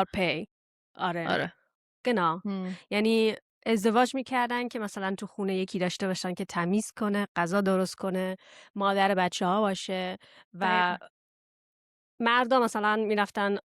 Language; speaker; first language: Persian; early bilingual, heritage; Persian